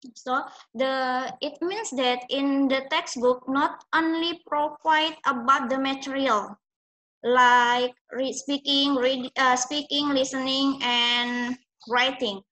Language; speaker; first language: English; non-native, fluent; Indonesian